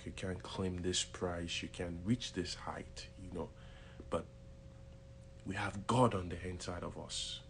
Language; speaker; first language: English; non-native, local second language; Yoruba